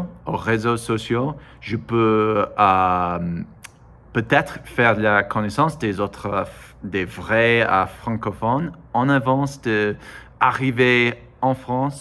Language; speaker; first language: French; non-native, learner; English